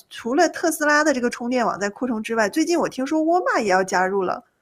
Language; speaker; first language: Chinese; native; Chinese